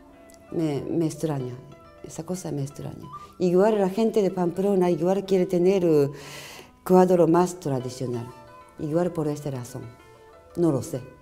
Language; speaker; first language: Spanish; non-native, learner; Japanese